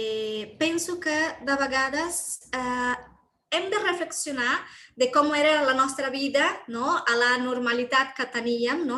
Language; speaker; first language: Catalan; non-native, fluent; Portuguese